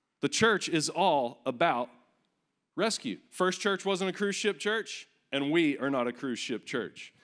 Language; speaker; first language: English; native; English